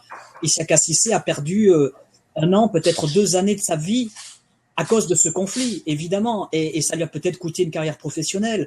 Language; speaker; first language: French; native; French